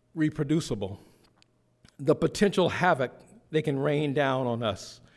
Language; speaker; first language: English; native; English